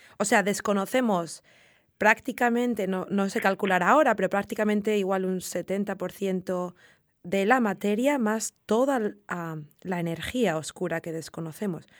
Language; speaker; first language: Spanish; native; Spanish